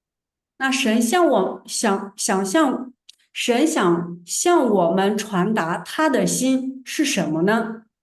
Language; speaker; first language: Chinese; native; Chinese